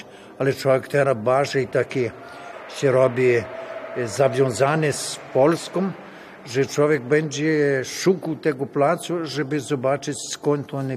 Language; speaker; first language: Polish; early bilingual, heritage; Portuguese